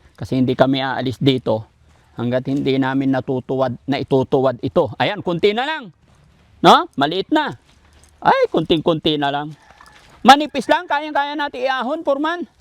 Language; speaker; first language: Filipino; native; Filipino